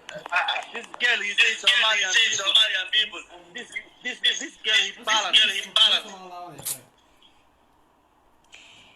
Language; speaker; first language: English; non-native, learner; Arabic